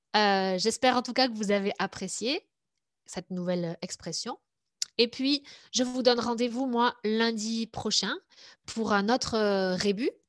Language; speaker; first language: French; native; French